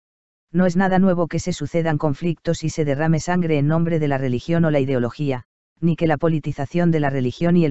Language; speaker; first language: Spanish; native; Spanish